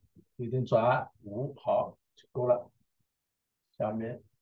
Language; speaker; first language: Chinese; native; Chinese